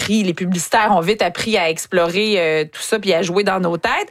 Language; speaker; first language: French; native; French